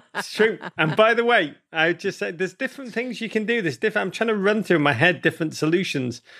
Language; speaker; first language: English; native; English